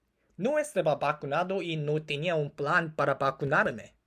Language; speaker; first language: Spanish; non-native, learner; Korean